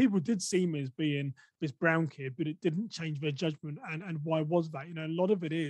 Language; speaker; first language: English; native; English